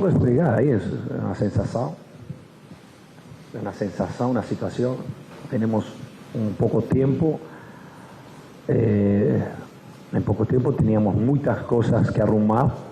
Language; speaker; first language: Portuguese; non-native, fluent; Spanish